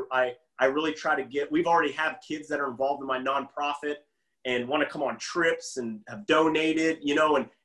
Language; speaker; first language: English; native; English